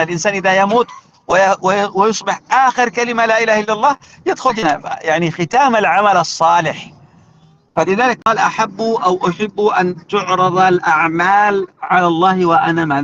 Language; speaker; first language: Arabic; native; Arabic